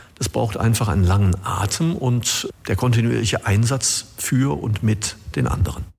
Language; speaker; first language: German; native; German